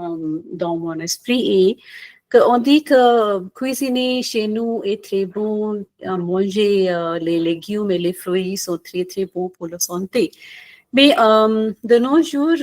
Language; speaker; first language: French; non-native, fluent; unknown